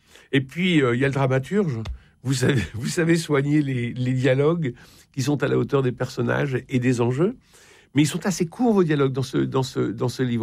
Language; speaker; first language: French; native; French